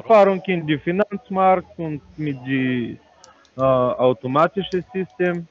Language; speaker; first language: German; non-native, learner; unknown